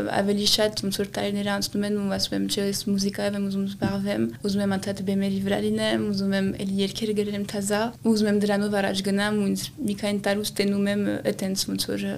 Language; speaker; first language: Armenian; early bilingual, heritage; Armenian